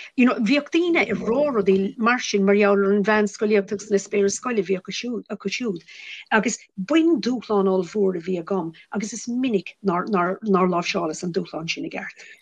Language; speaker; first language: Irish; non-native, local second language; English